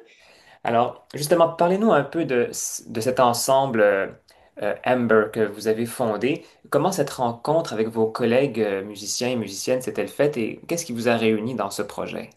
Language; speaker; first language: French; native; French